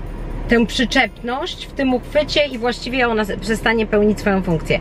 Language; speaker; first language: Polish; native; Polish